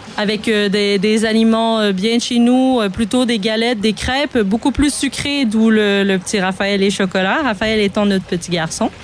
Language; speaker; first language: French; native; French